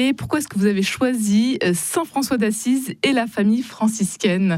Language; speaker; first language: French; native; French